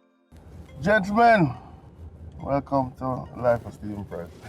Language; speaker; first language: English; native; English